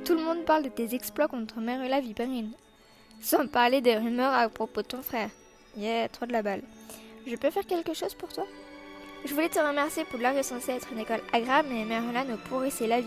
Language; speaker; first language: French; native; French